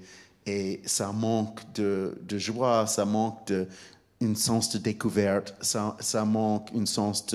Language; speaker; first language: French; non-native, fluent; English